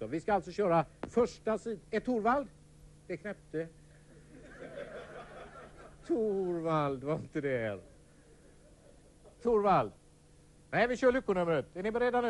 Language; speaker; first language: Swedish; native; Swedish